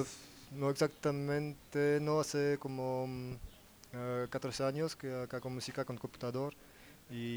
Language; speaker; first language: Spanish; non-native, learner; French